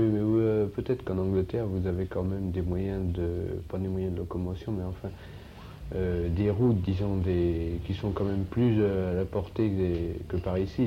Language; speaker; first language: French; native; French